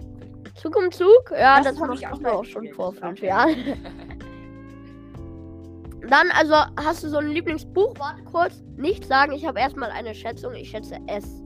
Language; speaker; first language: German; native; German